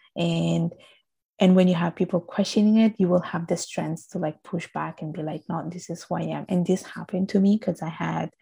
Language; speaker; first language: English; non-native, fluent; Italian